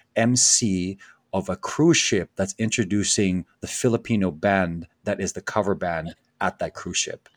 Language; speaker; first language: English; non-native, local second language; Filipino